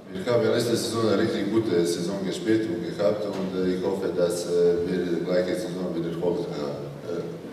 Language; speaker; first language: German; non-native, fluent; Serbian